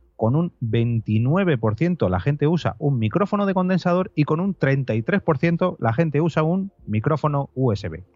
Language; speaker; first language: Spanish; native; Spanish